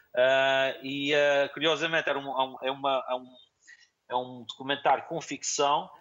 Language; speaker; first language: Portuguese; native; Portuguese